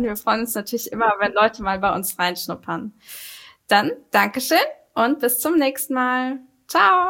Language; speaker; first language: German; native; German